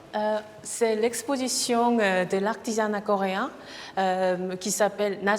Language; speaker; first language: French; non-native, fluent; Korean